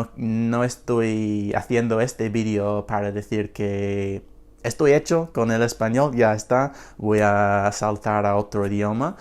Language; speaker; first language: Spanish; non-native, fluent; English